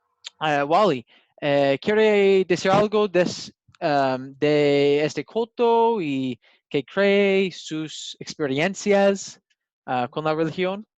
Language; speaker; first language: Spanish; non-native, learner; English